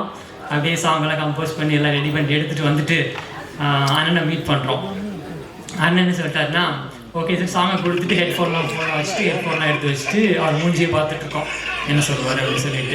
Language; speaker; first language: Tamil; native; Tamil